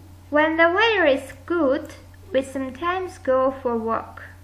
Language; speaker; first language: English; non-native, fluent; Armenian